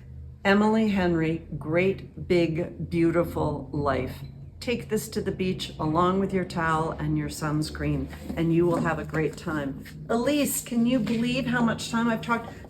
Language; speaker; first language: English; native; English